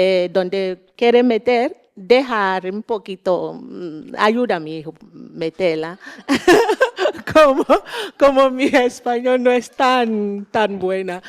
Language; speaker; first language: Spanish; non-native, learner; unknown